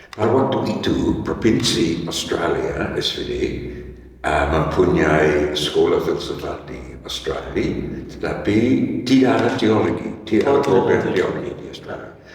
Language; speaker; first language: Indonesian; non-native, fluent; English